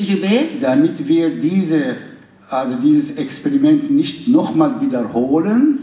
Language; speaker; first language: German; non-native, fluent; Kurdish